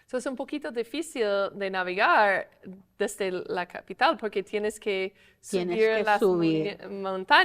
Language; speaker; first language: Spanish; non-native, fluent; English